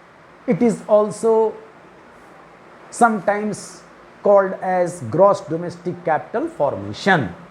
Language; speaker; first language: English; non-native, local second language; Hindi